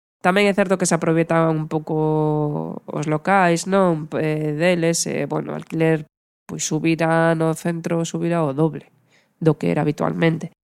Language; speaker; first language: Galician; non-native, local second language; Spanish